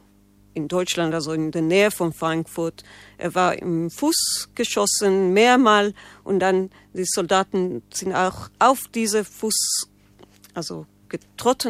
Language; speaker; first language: German; non-native, fluent; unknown